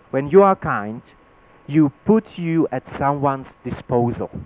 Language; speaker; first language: English; non-native, fluent; Czech